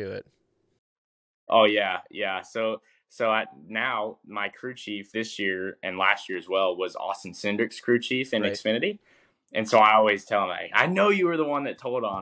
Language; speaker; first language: English; native; English